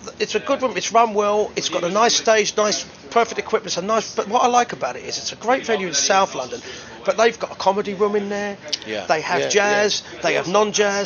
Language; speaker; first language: English; native; English